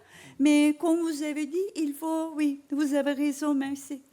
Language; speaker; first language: French; non-native, learner; Turkish